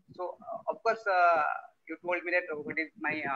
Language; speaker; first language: English; non-native, local second language; Odia